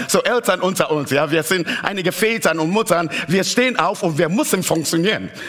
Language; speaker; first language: German; non-native, fluent; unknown